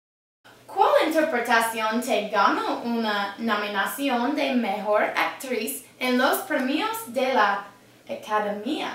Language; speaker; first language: Spanish; non-native, learner; English